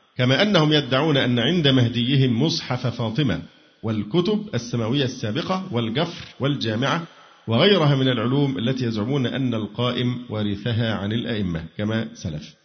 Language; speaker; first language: Arabic; native; Arabic